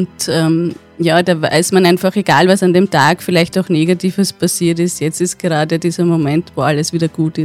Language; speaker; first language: German; native; German